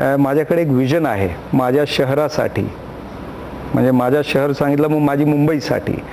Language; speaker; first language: Marathi; non-native, local second language; Punjabi